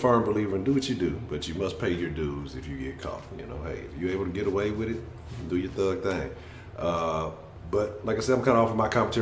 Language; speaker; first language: English; native; English